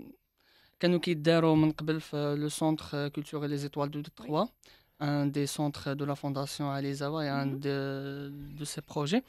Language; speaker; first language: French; non-native, local second language; Arabic